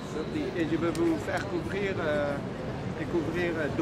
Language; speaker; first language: French; non-native, learner; Dutch